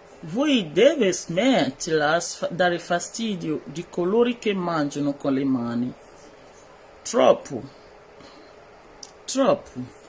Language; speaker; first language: Italian; non-native, learner; Bini